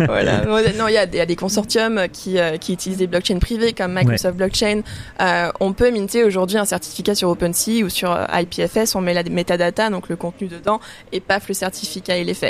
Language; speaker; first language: French; native; French